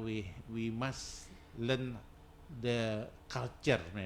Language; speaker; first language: English; non-native, learner; Indonesian